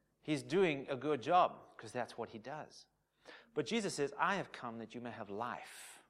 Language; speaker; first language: English; native; English